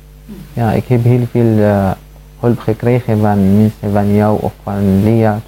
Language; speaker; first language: Dutch; non-native, learner; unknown